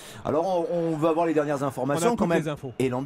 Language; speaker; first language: French; native; French